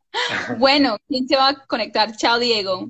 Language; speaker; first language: Spanish; non-native, fluent; English